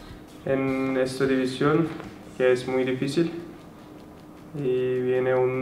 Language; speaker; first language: Spanish; non-native, fluent; Turkish